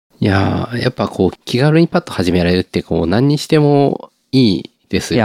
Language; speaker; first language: Japanese; native; Japanese